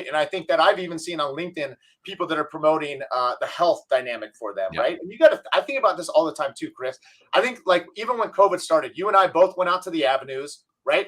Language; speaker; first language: English; native; English